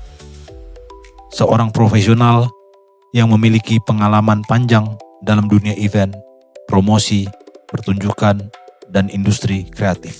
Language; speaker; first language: Indonesian; native; Indonesian